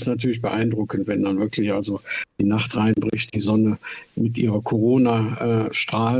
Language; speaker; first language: German; native; German